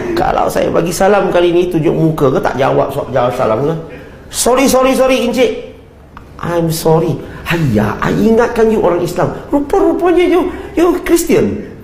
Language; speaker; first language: Malay; non-native, local second language; Chinese